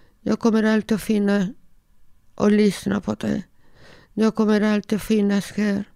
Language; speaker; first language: Swedish; non-native, fluent; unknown